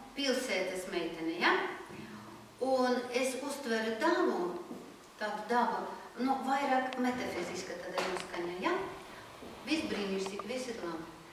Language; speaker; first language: Latvian; non-native, local second language; Russian